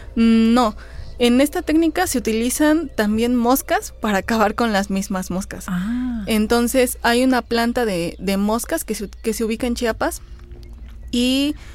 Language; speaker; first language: Spanish; native; Spanish